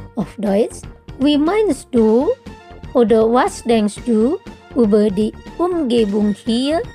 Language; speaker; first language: German; non-native, fluent; Indonesian